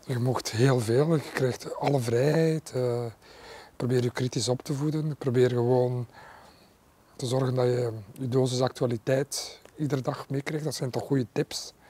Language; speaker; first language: Dutch; early bilingual, other home language; Arabic